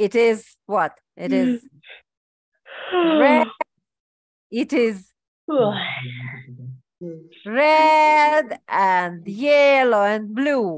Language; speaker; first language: English; non-native, fluent; Ukrainian